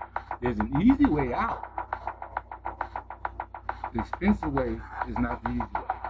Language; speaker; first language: English; native; English